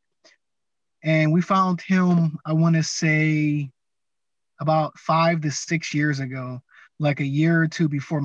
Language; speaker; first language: English; native; English